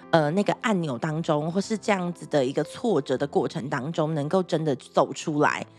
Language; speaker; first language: Chinese; native; Chinese